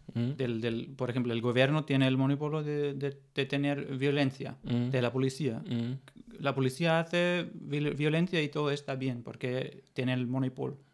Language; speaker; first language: Spanish; non-native, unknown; German